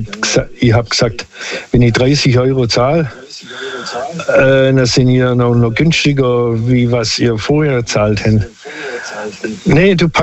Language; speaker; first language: German; non-native, local second language; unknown